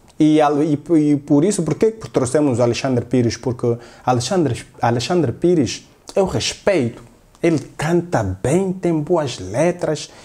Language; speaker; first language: Portuguese; native; Portuguese